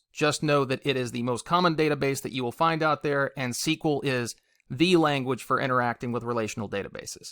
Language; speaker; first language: English; native; English